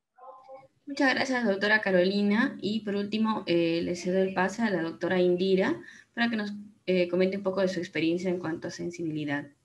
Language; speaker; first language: Spanish; native; Spanish